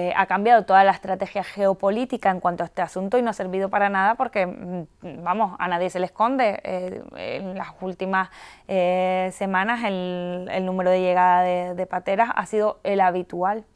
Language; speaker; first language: Spanish; native; Spanish